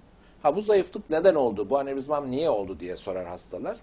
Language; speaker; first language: Turkish; native; Turkish